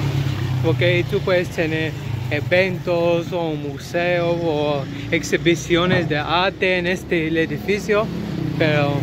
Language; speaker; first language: Spanish; non-native, learner; English